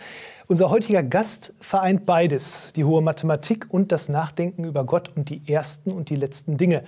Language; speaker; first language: German; native; German